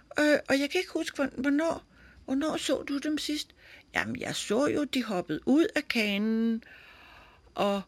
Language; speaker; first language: Danish; native; Danish